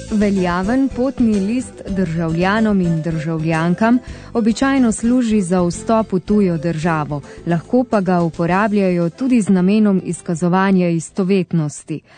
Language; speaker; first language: Slovenian; native; Slovenian